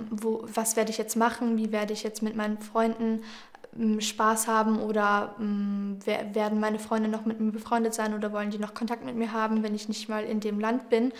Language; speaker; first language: German; early bilingual, other home language; Georgian